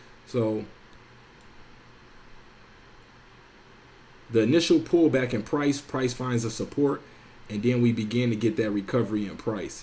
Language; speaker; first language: English; native; English